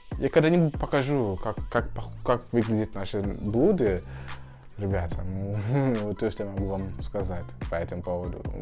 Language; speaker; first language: Russian; non-native, fluent; Tswana